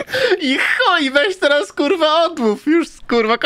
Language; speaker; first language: Polish; native; Polish